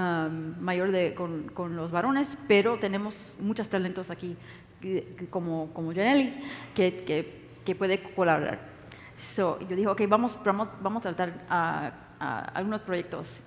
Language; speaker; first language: Spanish; early bilingual, heritage; English